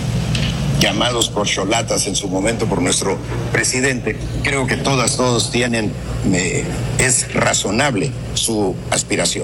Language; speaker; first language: Spanish; native; Spanish